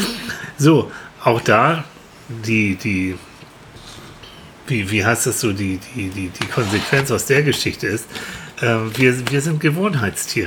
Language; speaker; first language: German; native; German